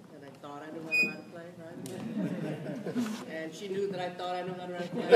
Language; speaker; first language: English; native; English